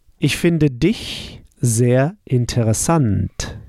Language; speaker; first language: German; non-native, fluent; English